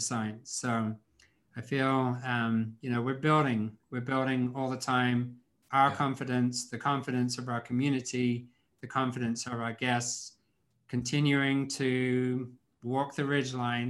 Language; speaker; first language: English; native; English